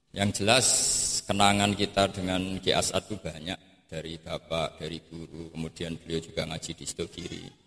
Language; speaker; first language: Indonesian; non-native, local second language; Javanese